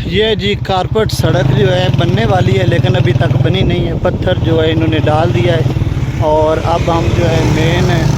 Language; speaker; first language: Urdu; non-native, local second language; Punjabi